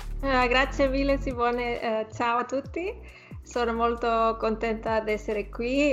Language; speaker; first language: Italian; non-native, fluent; Spanish